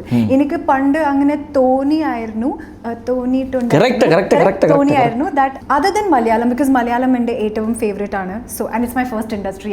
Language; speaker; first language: Malayalam; early bilingual, heritage; English